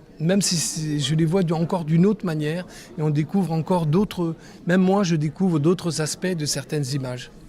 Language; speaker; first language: French; non-native, local second language; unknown